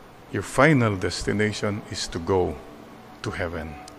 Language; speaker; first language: English; non-native, local second language; Filipino